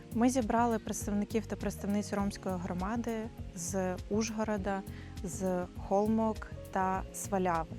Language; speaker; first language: Ukrainian; native; Ukrainian